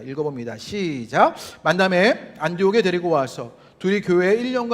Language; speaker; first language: Korean; native; Korean